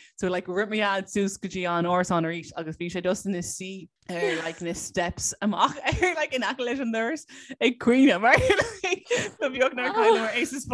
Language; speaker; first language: Irish; non-native, local second language; English